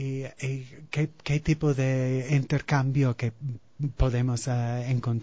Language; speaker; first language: Spanish; non-native, fluent; English